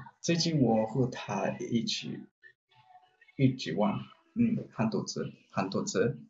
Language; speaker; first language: Chinese; non-native, learner; Japanese